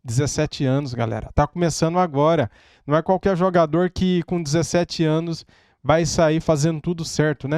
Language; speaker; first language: Portuguese; native; Portuguese